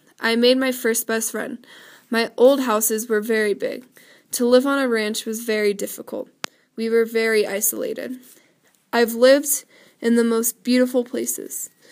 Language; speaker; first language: English; native; English